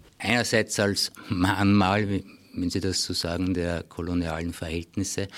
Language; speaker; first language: German; native; German